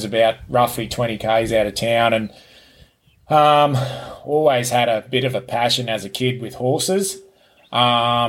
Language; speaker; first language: English; native; English